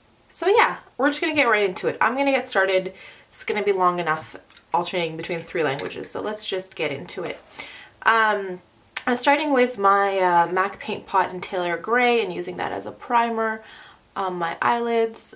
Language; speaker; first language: English; early bilingual, other home language; Arabic